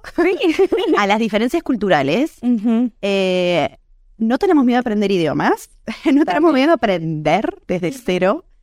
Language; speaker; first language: Spanish; native; Spanish